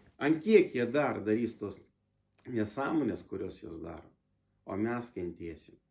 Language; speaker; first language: Lithuanian; non-native, local second language; Russian